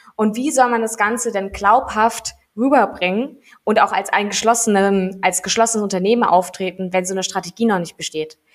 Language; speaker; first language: German; native; German